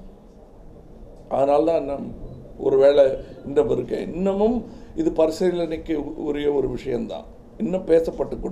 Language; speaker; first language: Tamil; native; Tamil